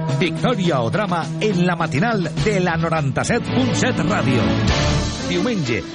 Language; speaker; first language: Catalan; native; Catalan